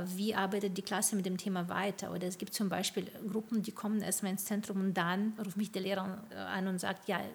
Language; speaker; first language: German; non-native, fluent; Ukrainian